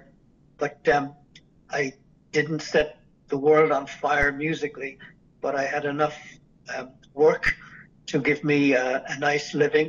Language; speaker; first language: English; native; English